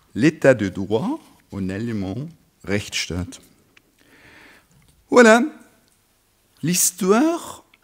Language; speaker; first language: French; non-native, fluent; German